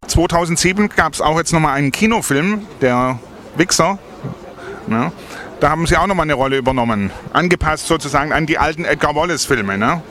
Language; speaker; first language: German; native; German